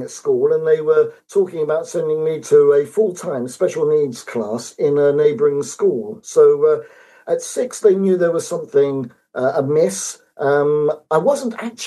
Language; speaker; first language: English; native; English